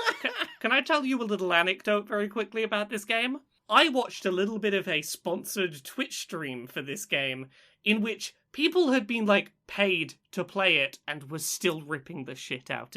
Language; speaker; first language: English; native; English